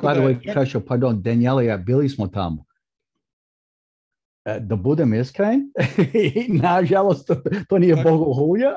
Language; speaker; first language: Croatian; early bilingual, heritage; English